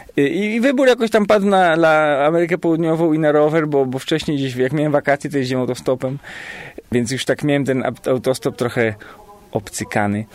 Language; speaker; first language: Polish; native; Polish